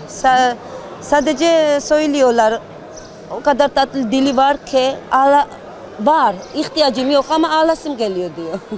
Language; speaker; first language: Turkish; non-native, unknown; Georgian